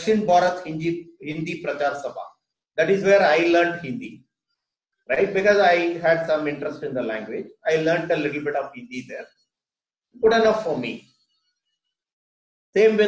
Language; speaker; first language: English; non-native, local second language; Tamil